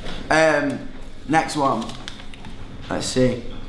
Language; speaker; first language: English; native; English